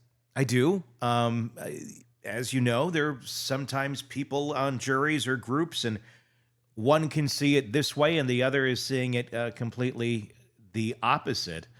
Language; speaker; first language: English; native; English